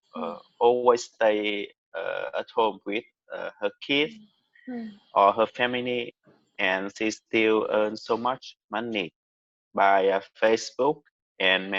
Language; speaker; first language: English; non-native, learner; Vietnamese